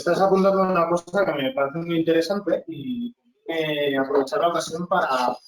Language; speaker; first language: Spanish; native; Spanish